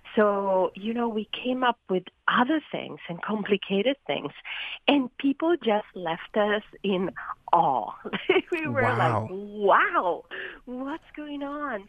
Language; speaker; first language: English; non-native, fluent; Italian